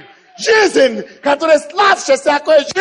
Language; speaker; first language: Russian; non-native, fluent; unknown